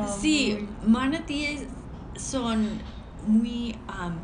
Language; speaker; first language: Spanish; non-native, learner; English